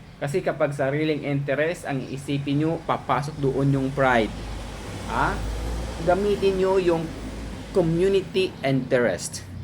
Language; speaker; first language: Filipino; native; Filipino